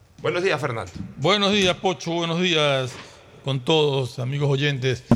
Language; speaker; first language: Spanish; native; Spanish